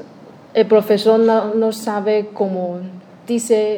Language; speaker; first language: Spanish; non-native, learner; Chinese